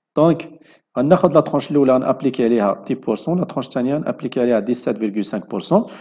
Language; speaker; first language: French; non-native, local second language; Arabic